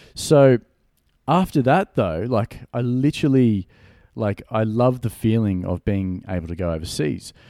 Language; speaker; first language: English; native; English